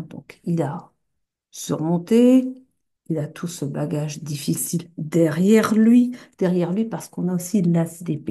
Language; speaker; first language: French; native; French